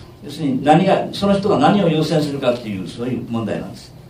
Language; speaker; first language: Japanese; native; Japanese